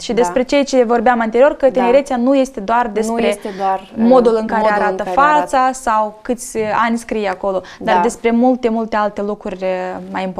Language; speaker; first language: Romanian; native; Romanian